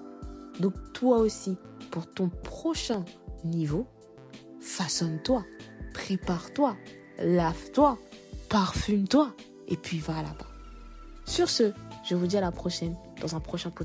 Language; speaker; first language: French; native; French